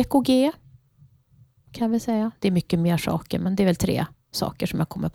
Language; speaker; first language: Swedish; non-native, fluent; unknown